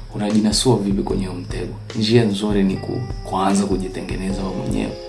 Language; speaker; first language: Swahili; native; Swahili